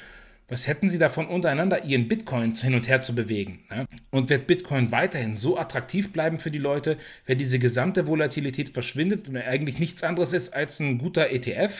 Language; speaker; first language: German; native; German